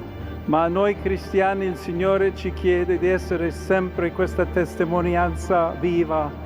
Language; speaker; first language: Italian; non-native, fluent; English